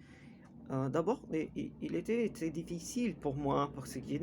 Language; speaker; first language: French; non-native, learner; Spanish